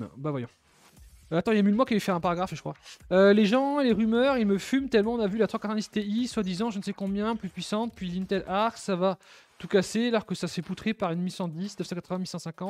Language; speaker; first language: French; native; French